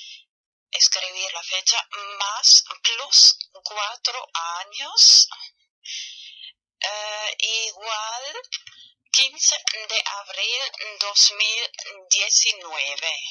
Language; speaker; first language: Spanish; non-native, fluent; German